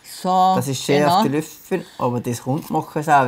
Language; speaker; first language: German; native; German